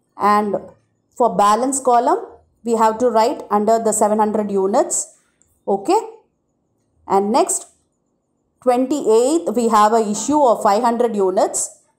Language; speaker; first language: English; non-native, local second language; Tamil